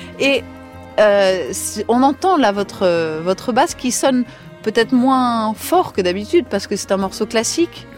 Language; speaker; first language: French; native; French